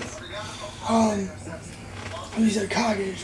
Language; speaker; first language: English; native; English